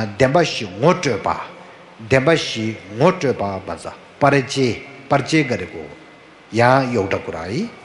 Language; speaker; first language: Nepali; non-native, fluent; Tibetan